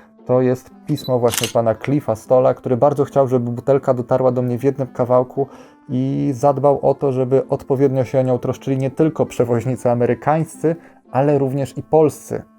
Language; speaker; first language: Polish; native; Polish